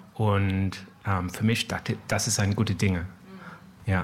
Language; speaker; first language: German; non-native, learner; French